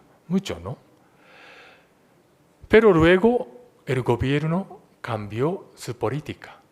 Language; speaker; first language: Spanish; non-native, fluent; Japanese